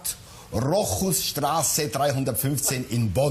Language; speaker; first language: German; native; German